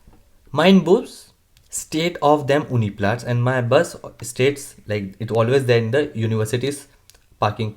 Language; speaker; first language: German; non-native, learner; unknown